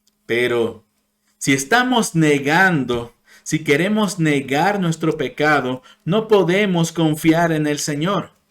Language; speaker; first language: Spanish; non-native, fluent; English